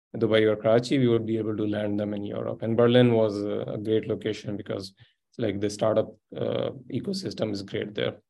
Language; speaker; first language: English; non-native, local second language; Sindhi